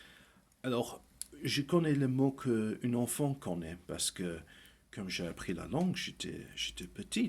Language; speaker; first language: French; early bilingual, heritage; English